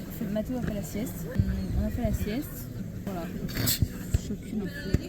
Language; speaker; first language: French; native; French